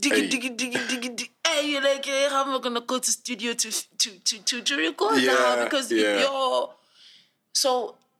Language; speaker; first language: English; non-native, local second language; Zulu